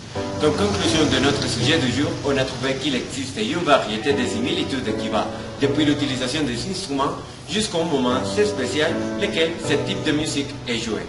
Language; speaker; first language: French; non-native, learner; Spanish